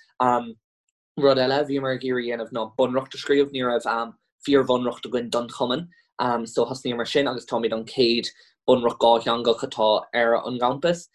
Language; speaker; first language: Irish; non-native, local second language; English